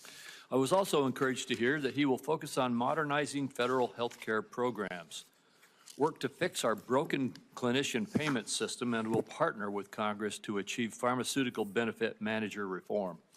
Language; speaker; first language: English; native; English